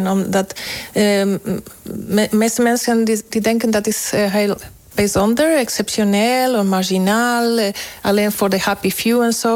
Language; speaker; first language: Dutch; non-native, fluent; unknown